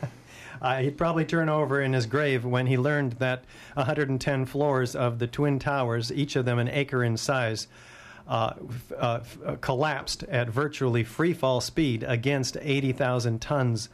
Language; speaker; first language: English; native; English